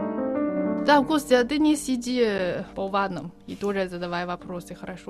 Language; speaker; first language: Russian; non-native, fluent; Chinese